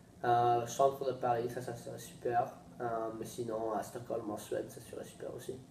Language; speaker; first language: French; early bilingual, heritage; Swedish